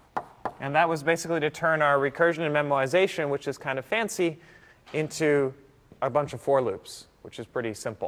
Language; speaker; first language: English; native; English